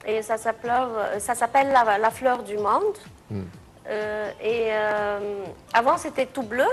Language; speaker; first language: French; non-native, fluent; Arabic